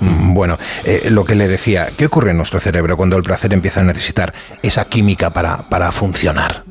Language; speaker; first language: Spanish; native; Spanish